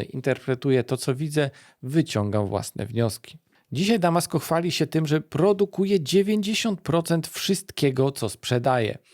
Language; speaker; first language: Polish; native; Polish